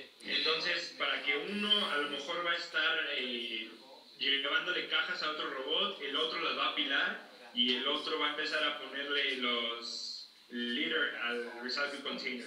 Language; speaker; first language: Spanish; native; Spanish